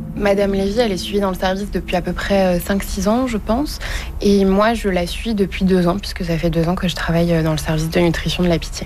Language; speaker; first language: French; native; French